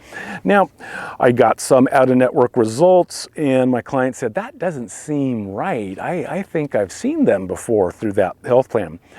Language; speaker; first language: English; native; English